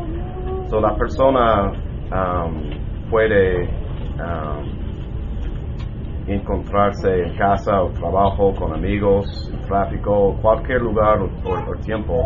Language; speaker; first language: Spanish; non-native, learner; English